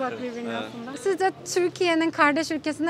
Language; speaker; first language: Turkish; native; Turkish